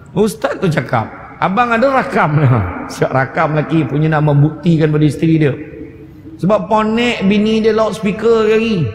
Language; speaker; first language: Malay; native; Malay